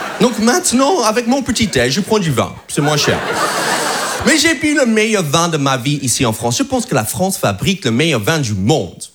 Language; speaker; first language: French; non-native, fluent; English